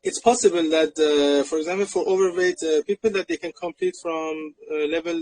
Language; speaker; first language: English; non-native, fluent; Persian